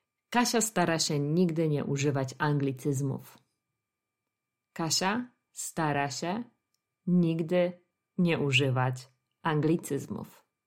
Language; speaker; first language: Polish; native; Polish